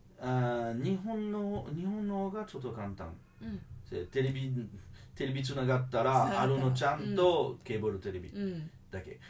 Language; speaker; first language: Japanese; non-native, fluent; French